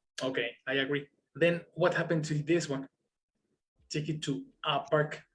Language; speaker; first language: English; non-native, fluent; Spanish